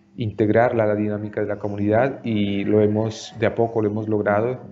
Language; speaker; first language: Spanish; native; Spanish